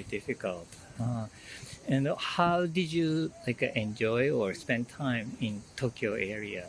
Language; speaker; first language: English; non-native, fluent; Japanese